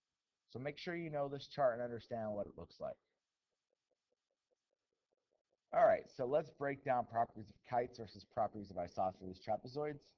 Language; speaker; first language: English; native; English